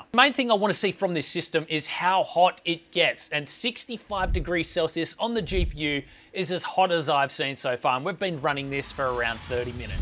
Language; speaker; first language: English; native; English